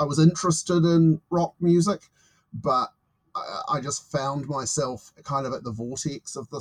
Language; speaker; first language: English; native; English